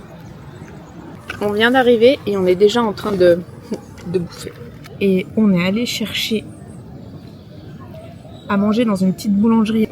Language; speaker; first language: French; native; French